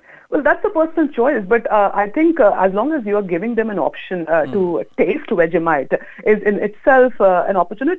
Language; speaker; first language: English; non-native, local second language; Hindi